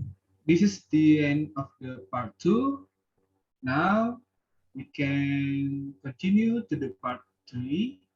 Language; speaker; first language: English; non-native, learner; Indonesian